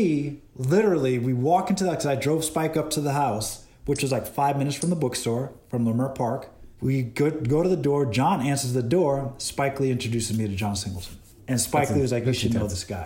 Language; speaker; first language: English; native; English